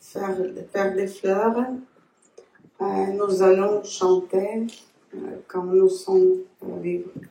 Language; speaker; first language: French; non-native, learner; Ukrainian